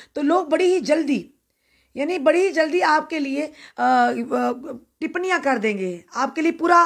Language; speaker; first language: Hindi; native; Hindi